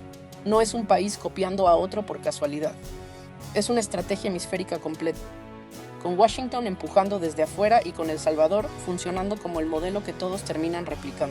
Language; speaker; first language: Spanish; native; Spanish